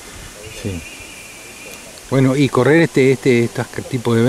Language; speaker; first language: Spanish; native; Spanish